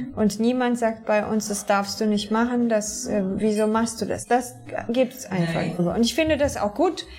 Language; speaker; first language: German; non-native, fluent; Polish